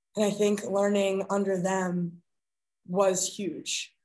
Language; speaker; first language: English; native; English